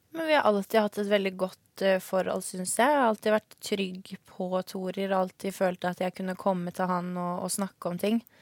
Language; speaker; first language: Norwegian; early bilingual, other home language; Swedish